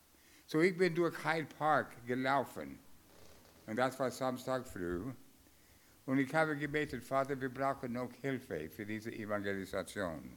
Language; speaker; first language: German; non-native, fluent; English